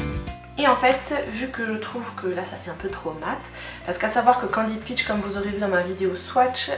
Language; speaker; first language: French; native; French